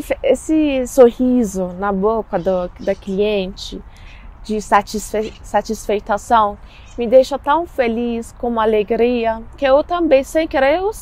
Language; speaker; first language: Portuguese; non-native, learner; Persian